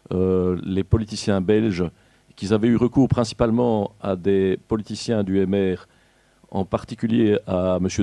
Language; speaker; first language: French; native; French